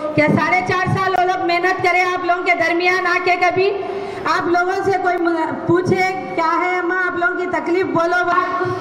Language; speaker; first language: Urdu; native; Urdu